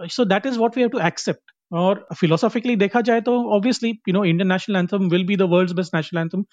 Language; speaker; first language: Hindi; non-native, local second language; Konkani